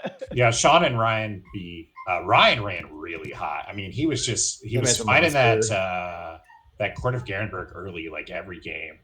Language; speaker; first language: English; native; English